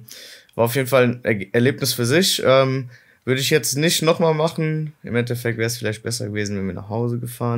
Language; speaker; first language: German; native; German